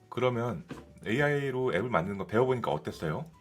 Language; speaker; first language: Korean; native; Korean